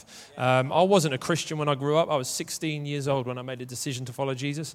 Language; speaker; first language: English; native; English